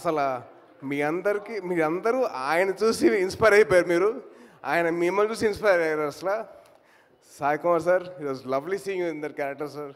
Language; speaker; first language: Telugu; native; Telugu